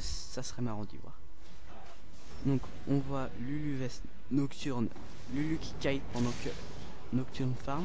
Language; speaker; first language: French; native; French